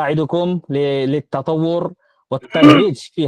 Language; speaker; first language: Arabic; non-native, fluent; Bangla